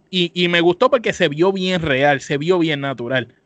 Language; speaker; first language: Spanish; native; Spanish